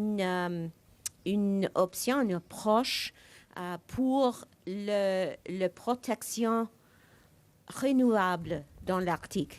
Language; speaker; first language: French; non-native, local second language; English